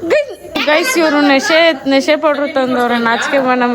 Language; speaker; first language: Kannada; native; Kannada